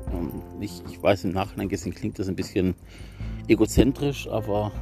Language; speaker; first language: German; native; German